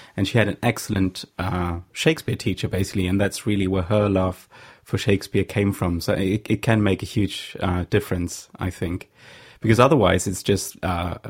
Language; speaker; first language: English; non-native, fluent; German